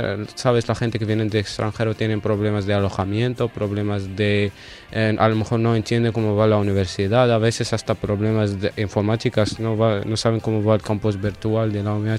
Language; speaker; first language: Spanish; non-native, fluent; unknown